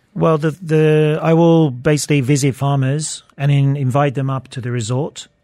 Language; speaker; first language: English; native; English